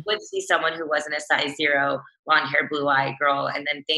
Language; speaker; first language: English; native; English